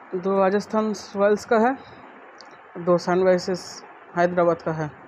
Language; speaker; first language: Hindi; non-native, local second language; Bangla